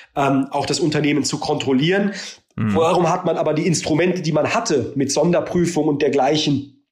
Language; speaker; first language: German; native; German